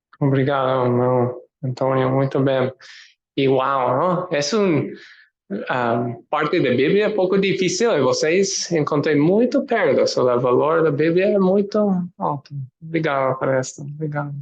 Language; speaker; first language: Portuguese; non-native, learner; English